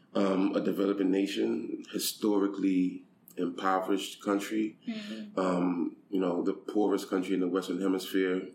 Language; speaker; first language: English; native; English